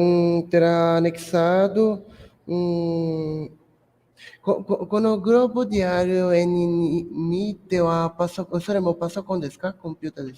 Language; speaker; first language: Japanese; non-native, fluent; Portuguese